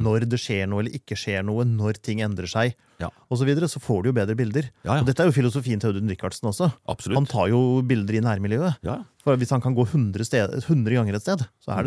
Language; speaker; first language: Norwegian; native; Norwegian